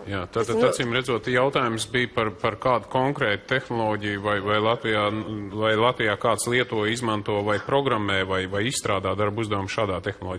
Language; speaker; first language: Latvian; native; Latvian